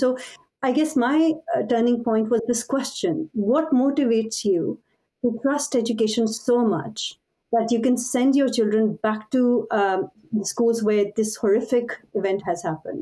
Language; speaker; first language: English; non-native, local second language; Pashto